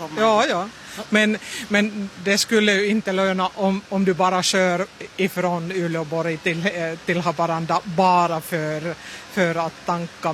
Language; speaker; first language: Swedish; non-native, fluent; Finnish